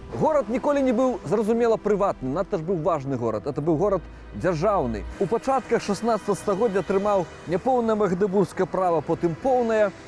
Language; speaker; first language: Belarusian; native; Belarusian